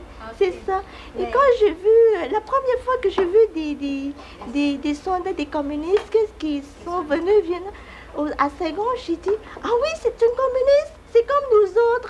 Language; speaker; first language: French; non-native, fluent; Vietnamese